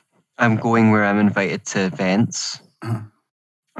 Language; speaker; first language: English; native; English